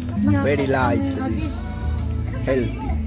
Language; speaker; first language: English; non-native, learner; Italian